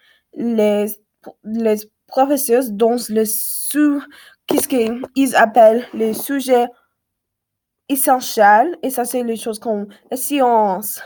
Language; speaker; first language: French; non-native, learner; English